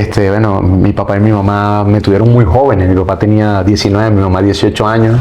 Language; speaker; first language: Spanish; native; Spanish